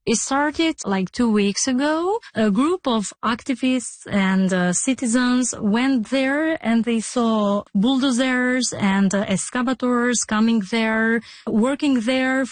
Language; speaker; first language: English; non-native, fluent; Albanian